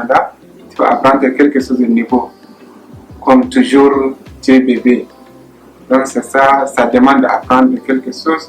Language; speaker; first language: French; non-native, learner; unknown